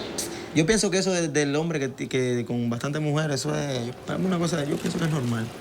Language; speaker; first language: Spanish; native; Spanish